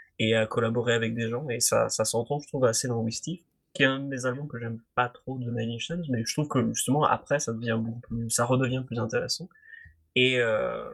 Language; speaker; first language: French; native; French